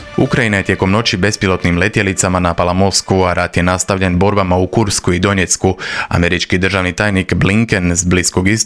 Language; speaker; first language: Croatian; native; Croatian